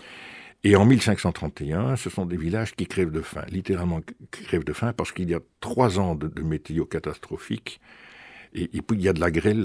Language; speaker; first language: French; native; French